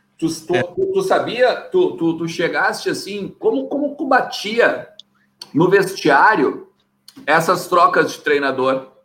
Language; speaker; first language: Portuguese; native; Portuguese